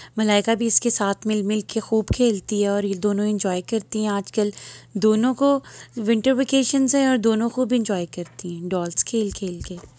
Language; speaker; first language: Urdu; native; Urdu